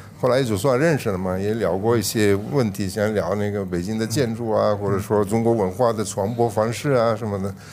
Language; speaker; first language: Chinese; non-native, fluent; Italian